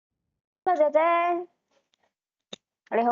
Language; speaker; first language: Cantonese; native; Cantonese